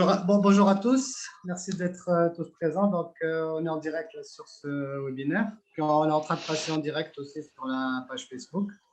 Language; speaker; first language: French; non-native, local second language; Arabic